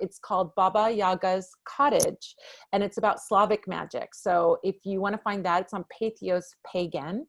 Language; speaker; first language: English; native; English